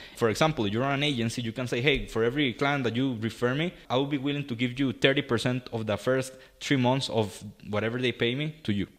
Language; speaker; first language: English; non-native, fluent; Spanish